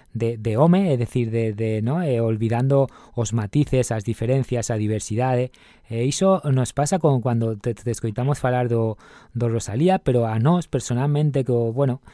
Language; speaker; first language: Galician; non-native, local second language; Spanish